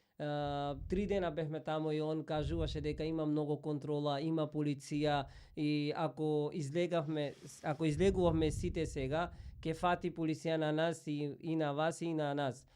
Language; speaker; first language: Macedonian; non-native, fluent; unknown